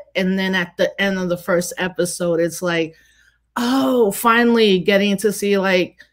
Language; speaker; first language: English; native; English